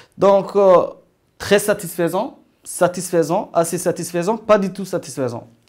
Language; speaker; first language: French; non-native, local second language; Arabic